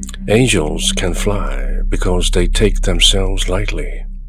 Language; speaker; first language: English; non-native, fluent; Korean